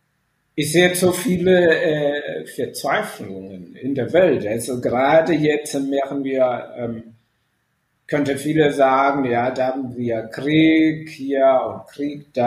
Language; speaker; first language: German; non-native, fluent; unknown